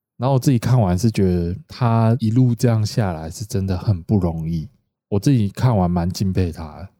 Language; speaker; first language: Chinese; native; Chinese